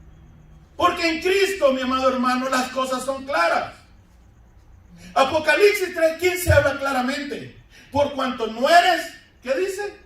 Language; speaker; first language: Spanish; native; Spanish